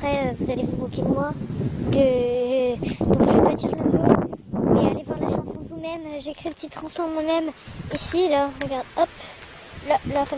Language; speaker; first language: French; native; French